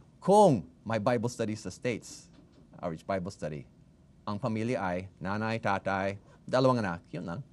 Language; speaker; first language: Filipino; non-native, fluent; English